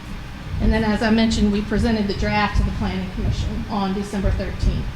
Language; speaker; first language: English; native; English